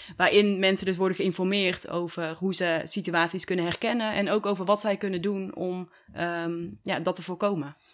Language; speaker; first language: Dutch; native; Dutch